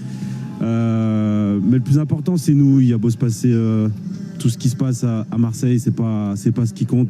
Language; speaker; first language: French; native; French